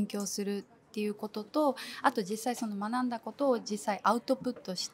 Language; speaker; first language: Japanese; native; Japanese